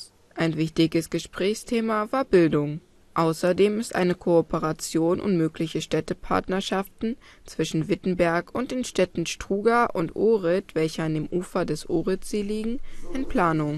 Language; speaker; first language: German; native; German